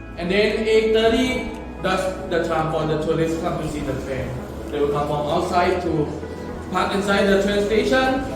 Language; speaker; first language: English; non-native, fluent; Thai